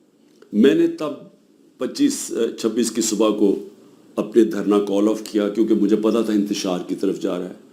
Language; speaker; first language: Urdu; native; Urdu